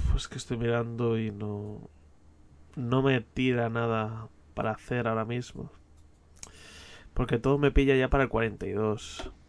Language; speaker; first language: Spanish; native; Spanish